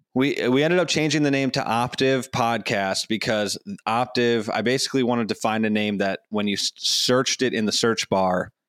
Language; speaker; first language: English; native; English